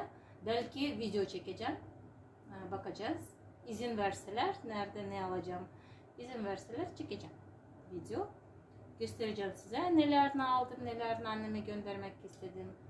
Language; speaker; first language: Turkish; non-native, learner; Uzbek